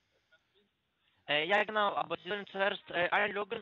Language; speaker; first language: German; non-native, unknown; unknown